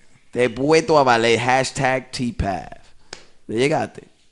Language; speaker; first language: Spanish; early bilingual, other home language; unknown